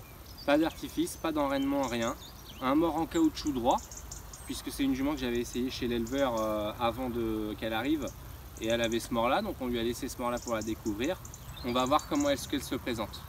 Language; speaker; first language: French; native; French